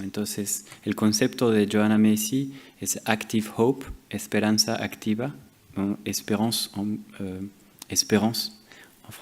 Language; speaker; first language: Spanish; non-native, fluent; French